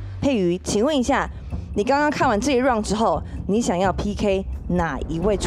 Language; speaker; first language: Chinese; native; Chinese